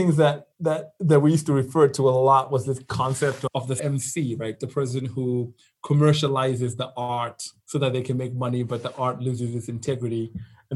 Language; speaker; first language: English; non-native, local second language; Shona